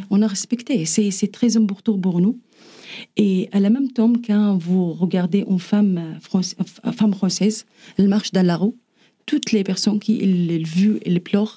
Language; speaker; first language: French; non-native, learner; Arabic